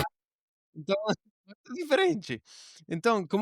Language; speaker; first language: Portuguese; non-native, learner; Spanish